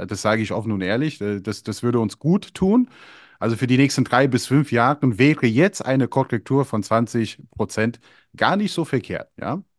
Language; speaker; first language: German; early bilingual, other home language; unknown